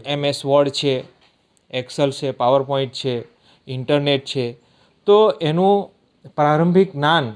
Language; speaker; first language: Gujarati; native; Gujarati